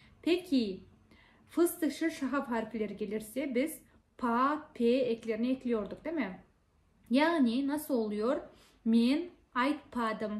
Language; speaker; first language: Turkish; non-native, fluent; Kazakh